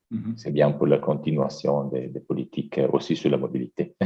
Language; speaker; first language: French; non-native, fluent; Italian